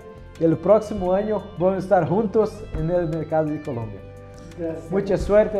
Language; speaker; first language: Spanish; non-native, fluent; Portuguese